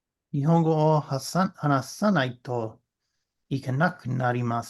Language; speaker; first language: Japanese; non-native, learner; English